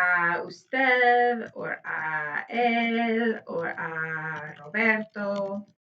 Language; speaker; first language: Spanish; non-native, fluent; English